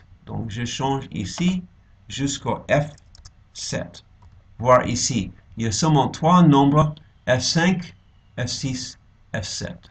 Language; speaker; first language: French; non-native, fluent; English